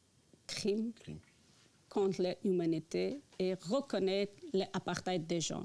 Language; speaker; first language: French; non-native, learner; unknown